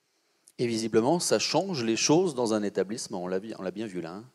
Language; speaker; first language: French; native; French